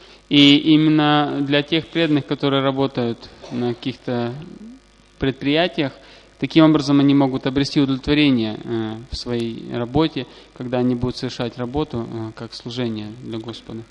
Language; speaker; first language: Russian; native; Russian